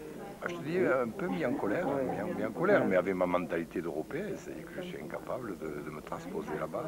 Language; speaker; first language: French; native; French